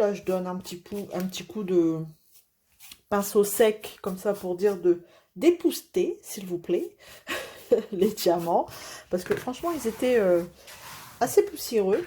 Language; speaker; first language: French; native; French